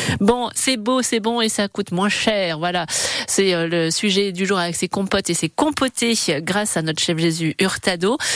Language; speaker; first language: French; native; French